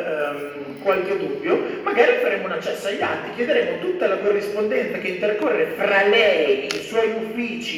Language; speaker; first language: Italian; native; Italian